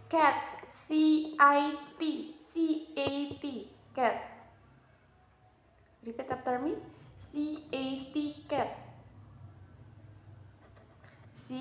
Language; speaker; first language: English; non-native, learner; Indonesian